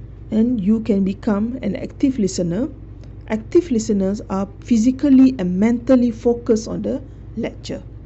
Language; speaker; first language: English; non-native, local second language; Malay